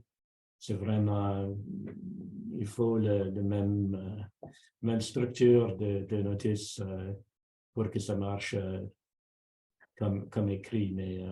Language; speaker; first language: French; non-native, local second language; English